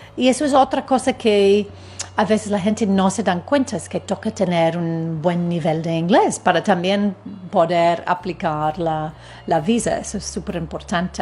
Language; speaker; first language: Spanish; non-native, fluent; English